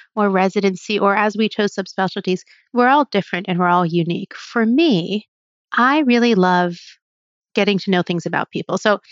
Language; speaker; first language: English; native; English